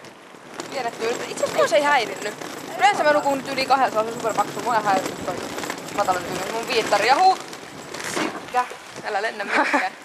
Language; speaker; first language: Finnish; native; Finnish